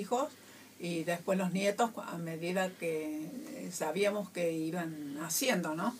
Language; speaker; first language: Spanish; native; Spanish